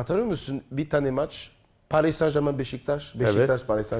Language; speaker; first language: Turkish; non-native, learner; French